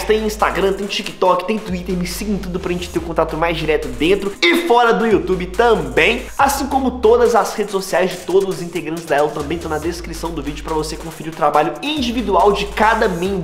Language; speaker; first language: Portuguese; native; Portuguese